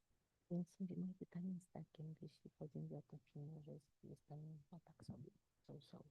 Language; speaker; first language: Polish; non-native, fluent; Spanish